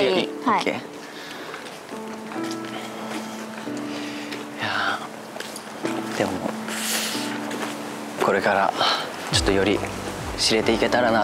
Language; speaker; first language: Japanese; native; Japanese